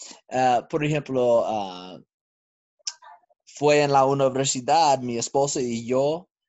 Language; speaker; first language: Spanish; non-native, learner; English